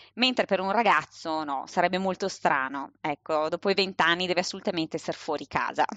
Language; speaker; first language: Italian; native; Italian